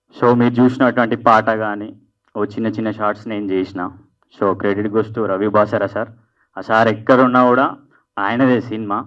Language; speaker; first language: Telugu; native; Telugu